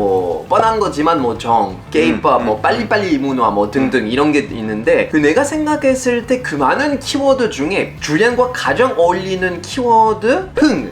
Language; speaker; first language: Korean; non-native, fluent; French